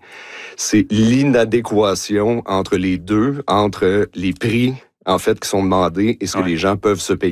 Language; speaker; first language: French; native; French